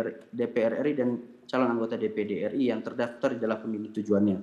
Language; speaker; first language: Indonesian; native; Indonesian